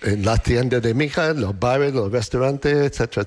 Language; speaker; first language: Spanish; non-native, learner; English